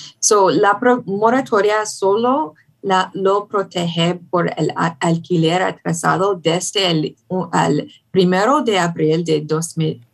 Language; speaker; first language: Spanish; non-native, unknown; English